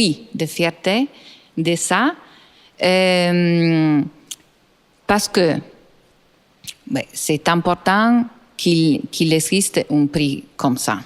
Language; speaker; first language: French; non-native, fluent; Italian